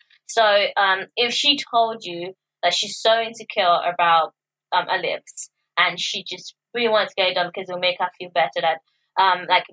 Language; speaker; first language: English; non-native, local second language; Yoruba